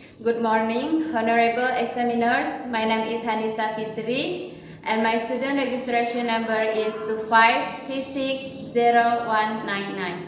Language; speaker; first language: English; non-native, learner; Indonesian